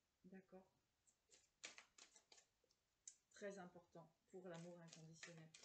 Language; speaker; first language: French; native; French